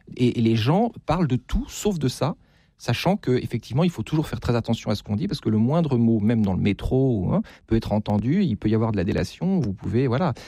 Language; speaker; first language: French; native; French